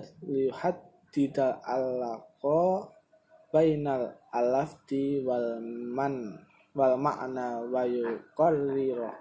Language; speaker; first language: Arabic; non-native, learner; Indonesian